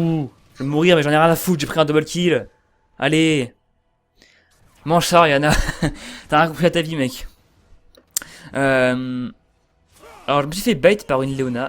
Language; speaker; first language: French; native; French